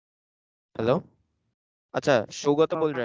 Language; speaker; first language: Hindi; non-native, local second language; Bangla